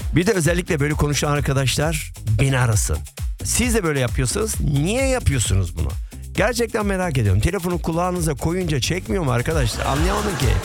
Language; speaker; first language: Turkish; early bilingual, heritage; Turkish